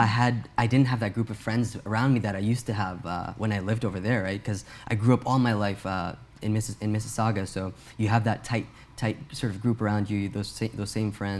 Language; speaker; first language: English; early bilingual, other home language; Urdu